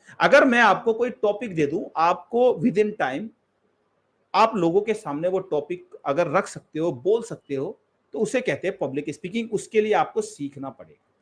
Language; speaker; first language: Hindi; native; Hindi